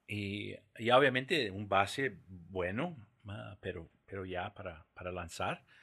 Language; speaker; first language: Spanish; non-native, fluent; English